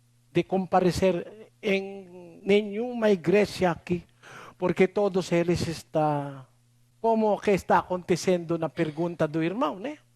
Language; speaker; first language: Portuguese; non-native, learner; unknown